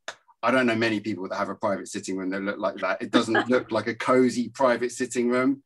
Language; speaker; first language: English; native; English